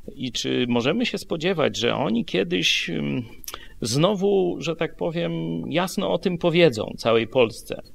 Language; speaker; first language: Polish; native; Polish